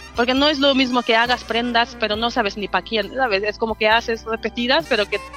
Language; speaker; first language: Spanish; non-native, fluent; Wolof